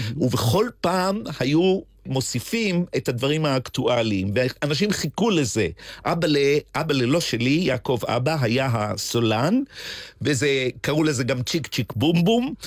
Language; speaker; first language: Hebrew; native; Hebrew